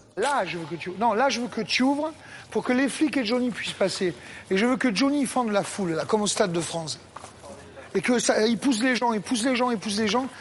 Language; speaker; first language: French; native; French